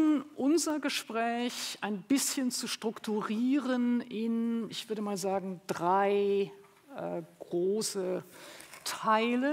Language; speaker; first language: German; native; German